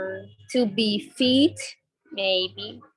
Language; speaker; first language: English; non-native, learner; Spanish